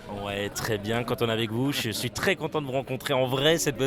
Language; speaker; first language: French; native; French